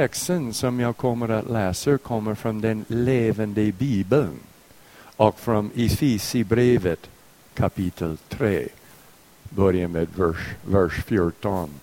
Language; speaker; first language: Swedish; non-native, fluent; English